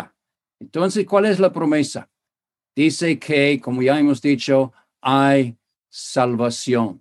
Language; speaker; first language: Spanish; non-native, fluent; English